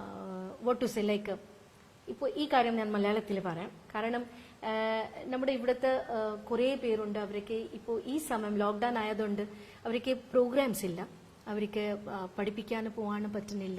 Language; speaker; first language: Malayalam; non-native, local second language; Bangla